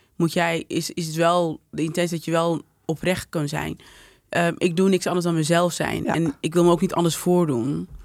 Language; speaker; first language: Dutch; non-native, fluent; Bambara